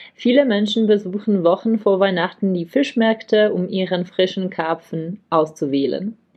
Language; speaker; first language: German; non-native, fluent; Czech